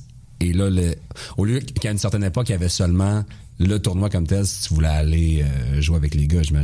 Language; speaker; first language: French; native; French